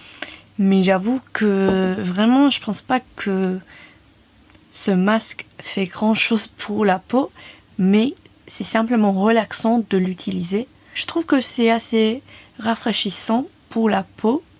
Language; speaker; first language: French; non-native, fluent; English